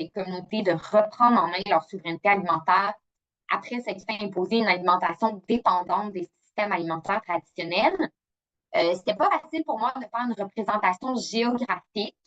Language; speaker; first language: French; native; French